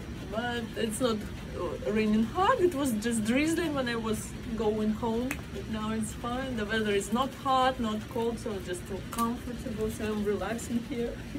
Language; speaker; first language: English; non-native, fluent; Russian